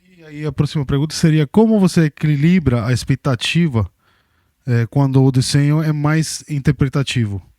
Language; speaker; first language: Portuguese; non-native, fluent; English